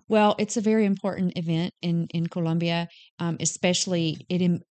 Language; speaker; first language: English; native; English